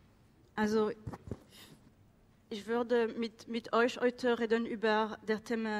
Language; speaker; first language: German; non-native, learner; French